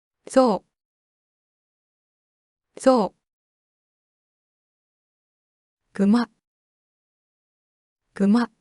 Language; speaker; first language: Japanese; native; Japanese